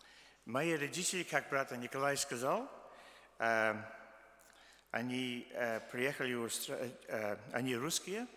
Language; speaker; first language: Russian; early bilingual, heritage; Russian